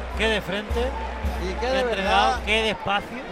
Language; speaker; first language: Spanish; native; Spanish